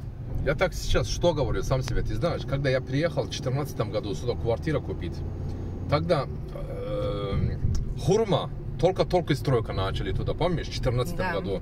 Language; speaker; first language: Russian; non-native, learner; Turkish